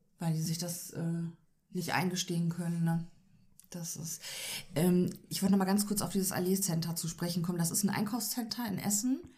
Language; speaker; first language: German; native; German